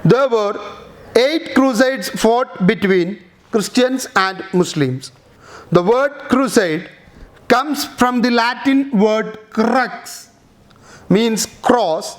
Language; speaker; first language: English; non-native, local second language; Malayalam